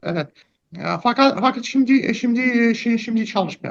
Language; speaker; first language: Turkish; non-native, learner; Russian